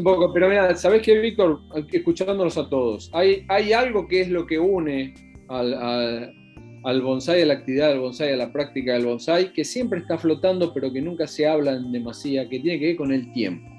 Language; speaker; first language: Spanish; native; Spanish